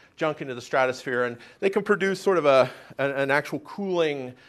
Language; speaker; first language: English; native; English